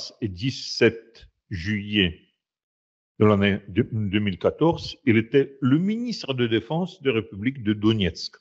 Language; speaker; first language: French; non-native, fluent; Russian